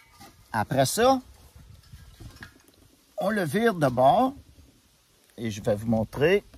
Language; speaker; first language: French; native; French